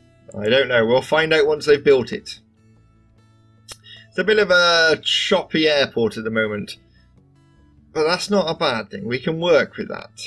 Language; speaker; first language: English; native; English